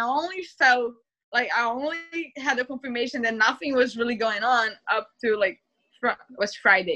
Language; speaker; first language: English; non-native, fluent; Portuguese